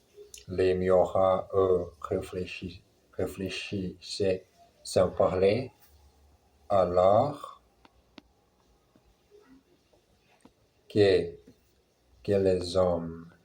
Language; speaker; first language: French; non-native, learner; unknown